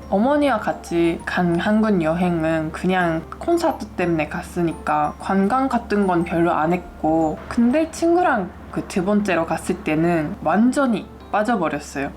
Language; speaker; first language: Korean; non-native, fluent; Japanese